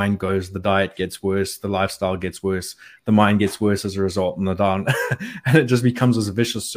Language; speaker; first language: English; native; English